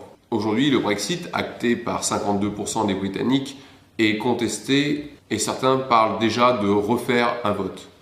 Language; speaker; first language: French; native; French